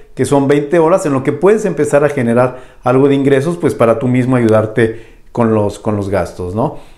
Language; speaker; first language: Spanish; native; Spanish